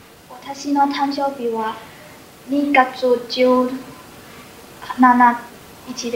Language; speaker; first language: Japanese; non-native, learner; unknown